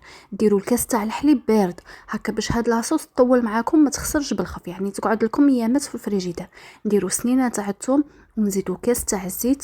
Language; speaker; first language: Arabic; native; Arabic